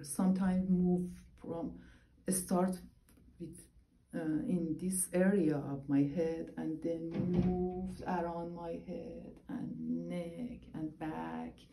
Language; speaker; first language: English; non-native, learner; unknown